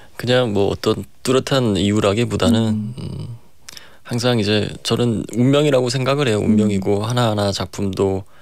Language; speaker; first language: Korean; native; Korean